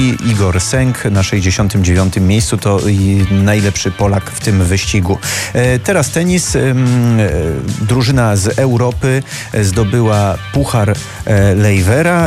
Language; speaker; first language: Polish; native; Polish